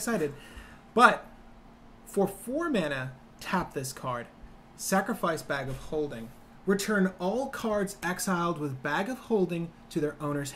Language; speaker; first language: English; native; English